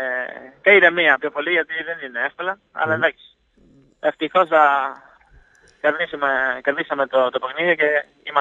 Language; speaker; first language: Greek; non-native, fluent; Italian